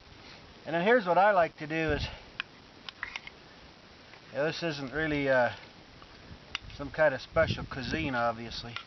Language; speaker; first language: English; native; English